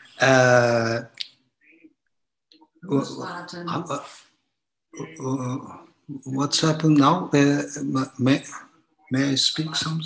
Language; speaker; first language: English; non-native, learner; Japanese